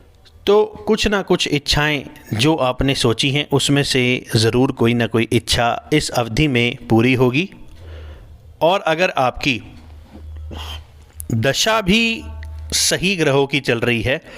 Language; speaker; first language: Hindi; native; Hindi